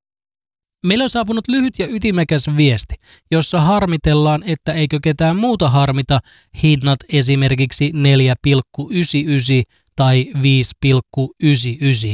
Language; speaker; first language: Finnish; native; Finnish